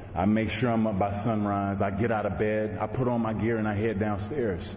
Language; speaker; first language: English; native; English